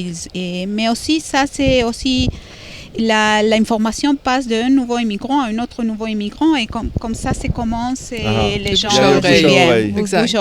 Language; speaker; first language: French; non-native, fluent; Spanish